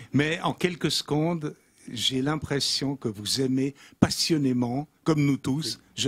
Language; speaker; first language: French; native; French